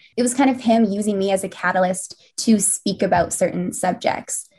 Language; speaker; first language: English; native; English